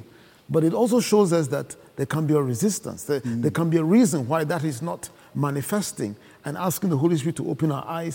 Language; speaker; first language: English; non-native, local second language; Akan